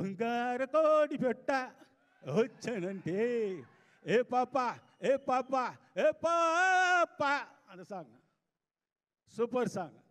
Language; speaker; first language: Telugu; non-native, fluent; Tamil